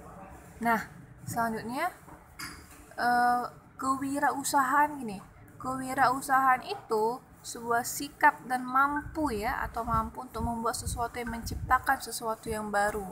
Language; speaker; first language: Indonesian; native; Indonesian